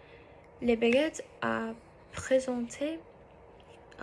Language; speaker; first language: French; non-native, learner; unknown